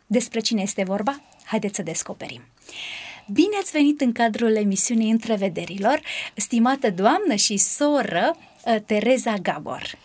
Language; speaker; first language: Romanian; native; Romanian